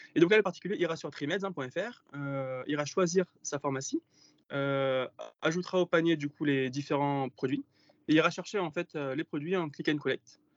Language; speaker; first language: French; native; French